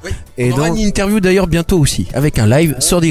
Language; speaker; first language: French; native; French